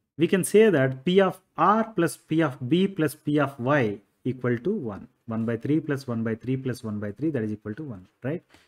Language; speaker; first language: English; non-native, local second language; Telugu